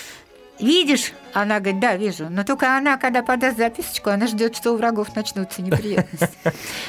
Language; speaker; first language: Russian; native; Russian